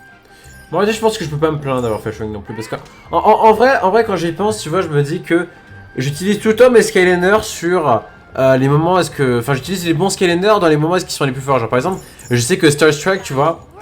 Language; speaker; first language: French; native; French